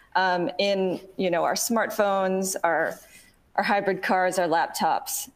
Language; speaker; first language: English; native; English